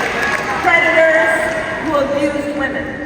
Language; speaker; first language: English; native; English